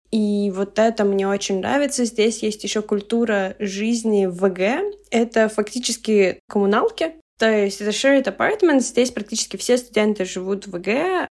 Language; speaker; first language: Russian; native; Russian